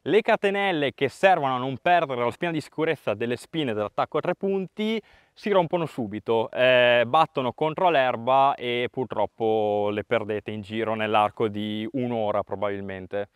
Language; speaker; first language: Italian; native; Italian